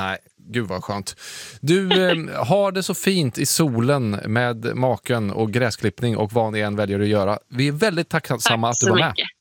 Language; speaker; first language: Swedish; native; Swedish